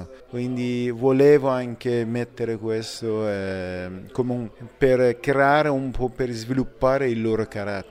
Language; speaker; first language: Italian; non-native, fluent; Persian